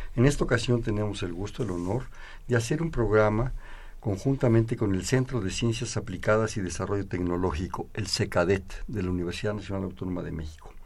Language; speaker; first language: Spanish; native; Spanish